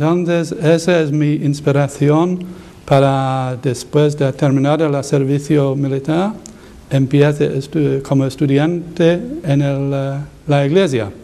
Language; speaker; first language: Spanish; non-native, learner; English